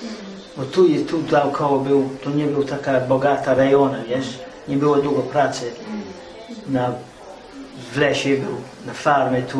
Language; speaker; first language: Polish; early bilingual, heritage; English